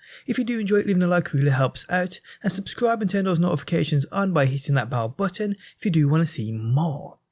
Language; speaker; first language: English; native; English